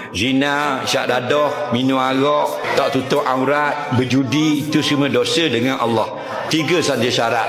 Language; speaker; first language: Malay; native; Malay